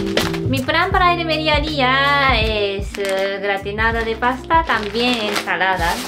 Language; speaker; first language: Spanish; non-native, fluent; Japanese